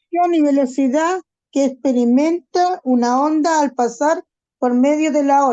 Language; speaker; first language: Spanish; native; Spanish